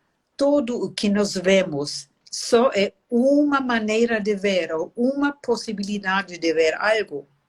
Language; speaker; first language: Portuguese; non-native, fluent; German